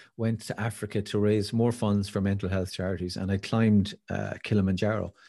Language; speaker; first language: English; native; English